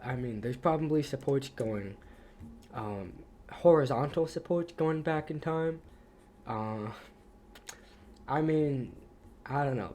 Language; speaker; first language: English; native; English